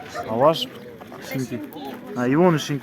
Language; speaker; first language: Russian; non-native, local second language; Kyrgyz